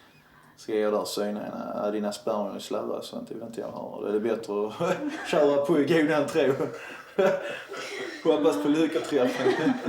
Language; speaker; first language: Swedish; native; Swedish